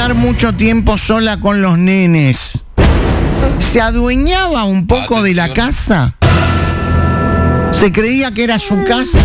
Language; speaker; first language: Spanish; native; Spanish